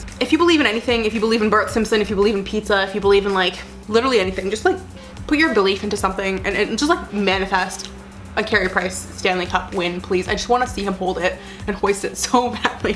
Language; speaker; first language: English; native; English